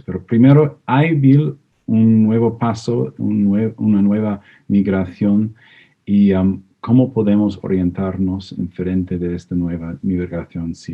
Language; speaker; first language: Spanish; non-native, fluent; English